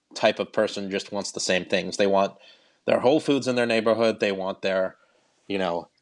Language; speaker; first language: English; native; English